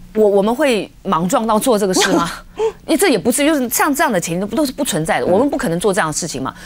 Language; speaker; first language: Chinese; native; Chinese